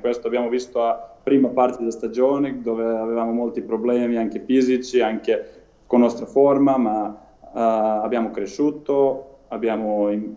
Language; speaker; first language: Italian; non-native, learner; Serbian